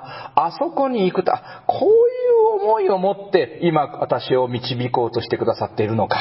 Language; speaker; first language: Japanese; native; Japanese